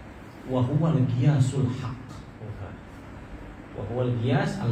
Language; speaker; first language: Arabic; non-native, fluent; Malay